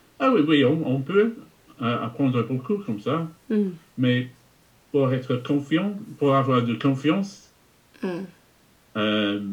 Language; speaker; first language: French; non-native, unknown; English